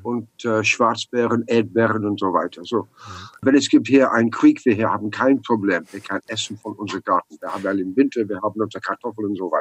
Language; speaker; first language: German; non-native, learner; English